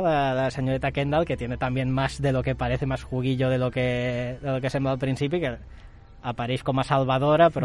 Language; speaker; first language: Spanish; non-native, local second language; Catalan